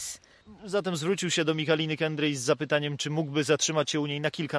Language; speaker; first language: Polish; native; Polish